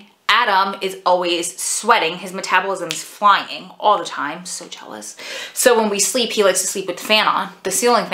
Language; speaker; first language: English; native; English